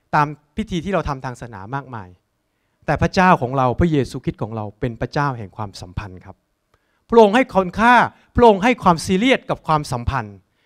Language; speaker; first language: Thai; native; Thai